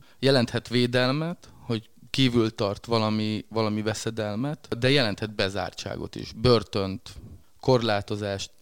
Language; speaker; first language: Hungarian; native; Hungarian